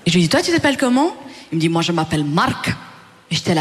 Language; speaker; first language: French; early bilingual, other home language; Persian